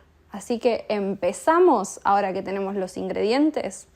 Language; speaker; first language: Spanish; native; Spanish